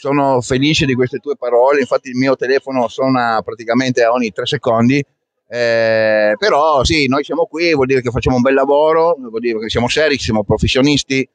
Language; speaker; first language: Italian; native; Italian